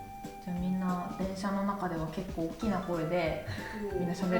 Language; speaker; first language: Japanese; native; Japanese